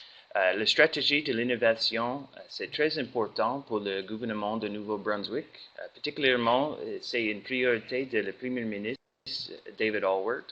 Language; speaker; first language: French; non-native, learner; English